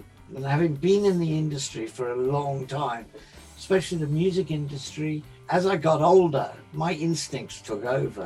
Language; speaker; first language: English; native; English